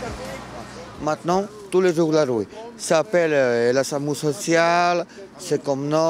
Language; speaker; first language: French; non-native, learner; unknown